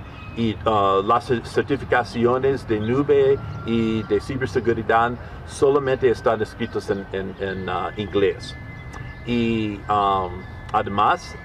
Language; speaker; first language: Spanish; non-native, learner; English